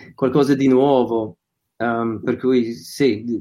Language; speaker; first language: Italian; non-native, fluent; English